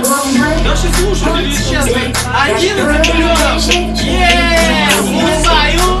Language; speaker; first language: Russian; native; Russian